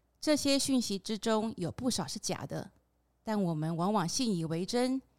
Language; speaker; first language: Chinese; non-native, fluent; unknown